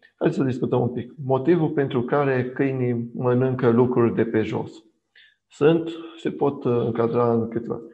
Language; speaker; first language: Romanian; non-native, local second language; Hungarian